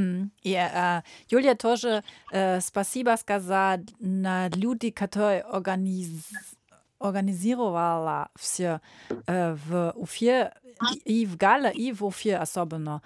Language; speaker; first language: Russian; non-native, learner; German